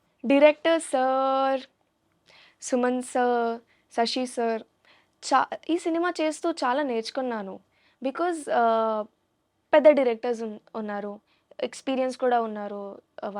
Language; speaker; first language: Telugu; non-native, local second language; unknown